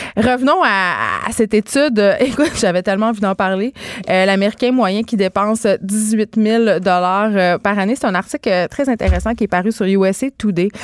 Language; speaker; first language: French; native; French